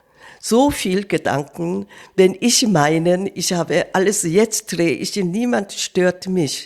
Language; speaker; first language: German; non-native, fluent; Korean